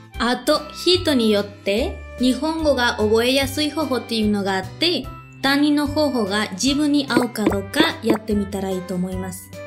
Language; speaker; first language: Japanese; non-native, fluent; Spanish